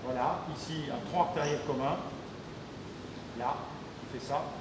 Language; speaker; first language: French; native; French